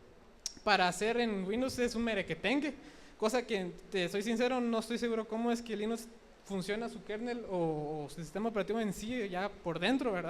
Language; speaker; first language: Spanish; native; Spanish